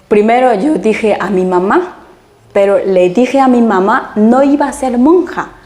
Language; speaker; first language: Spanish; non-native, fluent; Chinese